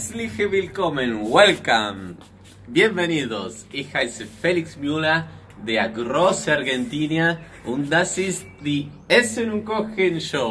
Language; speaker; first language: German; non-native, learner; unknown